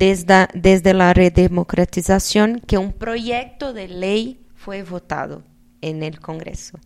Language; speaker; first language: Spanish; non-native, fluent; Portuguese